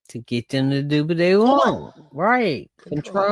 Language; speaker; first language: English; native; English